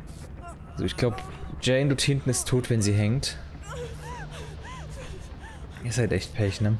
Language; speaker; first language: German; native; German